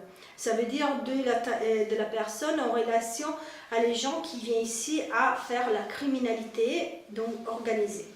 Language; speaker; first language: French; non-native, fluent; Spanish